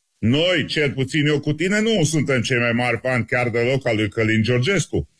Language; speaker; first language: Romanian; native; Romanian